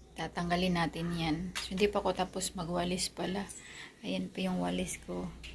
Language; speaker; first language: Filipino; non-native, local second language; Aklanon